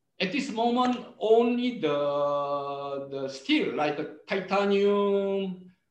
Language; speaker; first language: English; non-native, learner; Korean